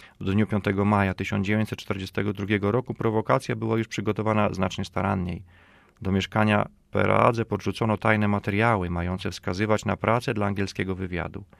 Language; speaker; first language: Polish; native; Polish